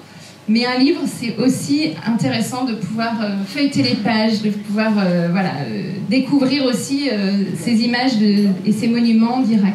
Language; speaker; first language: French; native; French